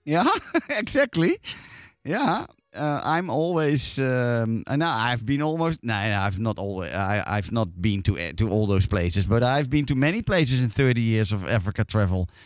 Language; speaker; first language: English; non-native, fluent; Dutch